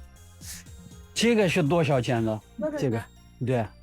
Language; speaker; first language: Chinese; non-native, learner; Urdu